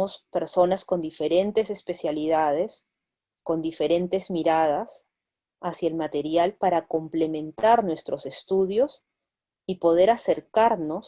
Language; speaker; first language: Spanish; native; Spanish